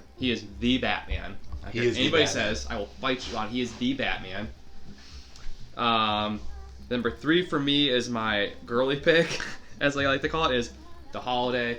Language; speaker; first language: English; native; English